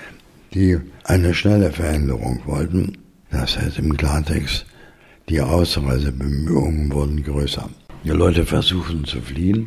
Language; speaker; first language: German; native; German